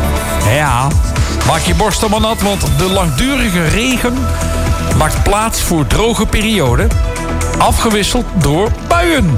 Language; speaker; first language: Dutch; native; Dutch